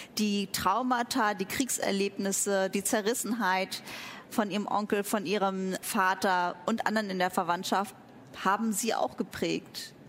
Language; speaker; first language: German; early bilingual, other home language; Vietnamese